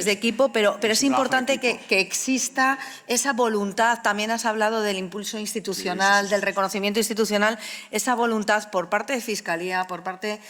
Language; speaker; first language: Spanish; native; Spanish